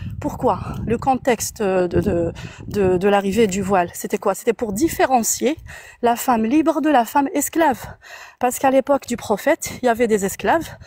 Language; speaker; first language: French; non-native, local second language; Arabic